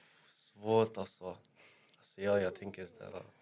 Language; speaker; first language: Swedish; early bilingual, other home language; Arabic